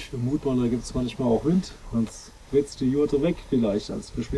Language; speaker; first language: German; native; German